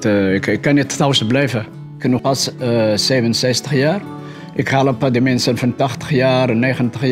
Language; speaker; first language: Dutch; non-native, learner; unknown